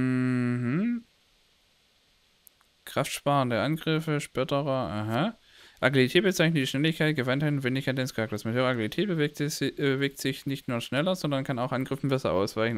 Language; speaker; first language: German; native; German